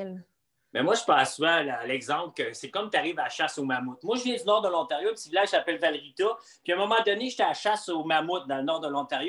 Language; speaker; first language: French; native; French